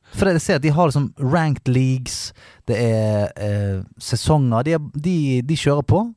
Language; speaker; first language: Norwegian; native; Norwegian